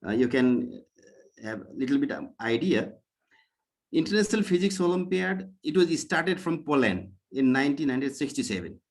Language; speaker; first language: English; non-native, local second language; Nepali